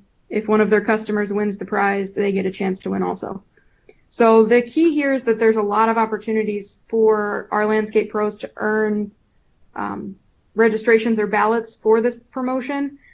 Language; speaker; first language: English; native; English